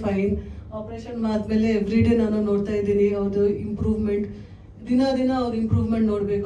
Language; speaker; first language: Kannada; non-native, fluent; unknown